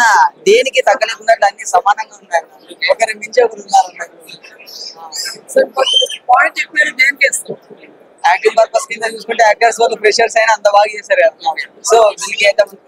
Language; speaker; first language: Telugu; native; Telugu